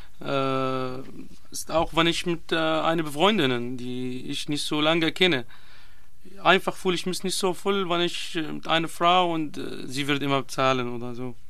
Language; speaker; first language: German; non-native, learner; Arabic